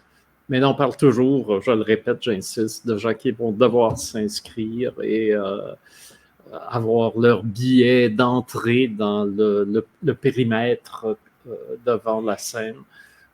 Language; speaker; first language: French; native; French